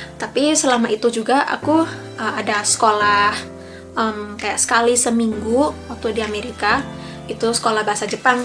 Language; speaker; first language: Indonesian; early bilingual, other home language; English